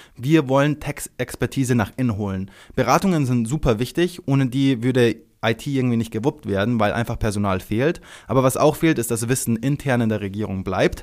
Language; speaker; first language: German; early bilingual, other home language; Croatian